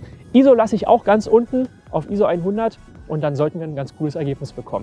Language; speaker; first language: German; native; German